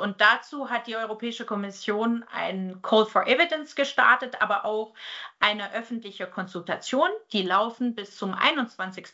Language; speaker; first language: German; native; German